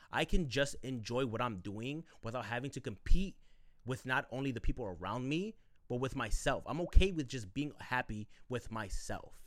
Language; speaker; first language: English; early bilingual, other home language; Spanish